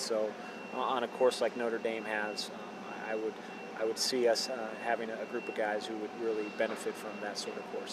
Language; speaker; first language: English; native; English